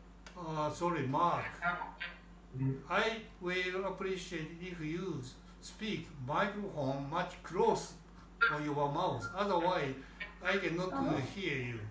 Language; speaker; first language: English; non-native, learner; Japanese